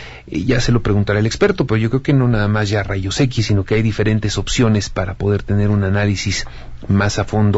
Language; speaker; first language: Spanish; native; Spanish